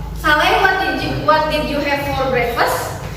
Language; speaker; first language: English; non-native, fluent; Indonesian